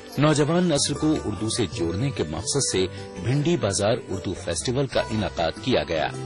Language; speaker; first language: Urdu; native; Urdu